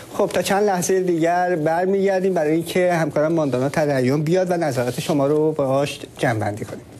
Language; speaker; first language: Persian; native; Persian